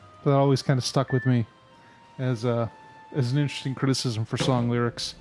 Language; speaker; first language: English; native; English